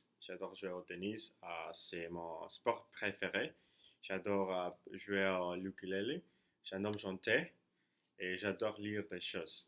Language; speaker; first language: French; non-native, learner; Spanish